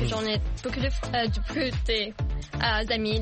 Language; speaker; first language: French; non-native, local second language; Arabic